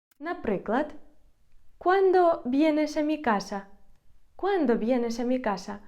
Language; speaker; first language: Spanish; non-native, fluent; Ukrainian